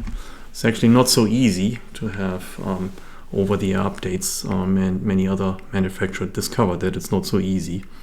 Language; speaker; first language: English; non-native, fluent; German